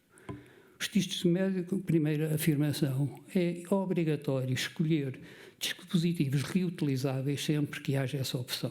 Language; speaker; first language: Portuguese; native; Portuguese